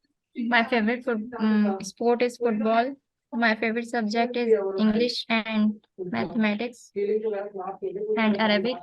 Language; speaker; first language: English; non-native, learner; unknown